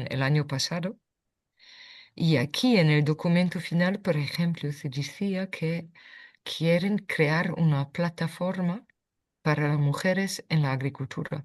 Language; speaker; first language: Spanish; non-native, fluent; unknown